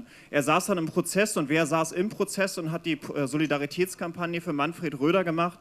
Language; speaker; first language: German; native; German